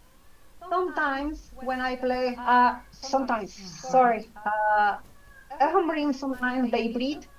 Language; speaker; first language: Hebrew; non-native, learner; English